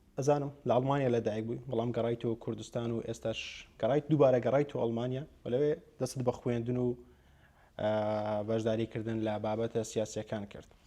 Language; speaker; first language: Central Kurdish; native; Central Kurdish